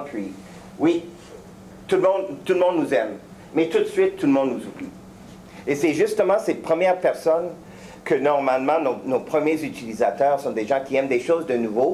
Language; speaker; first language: French; native; French